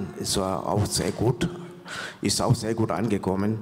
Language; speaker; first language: German; non-native, fluent; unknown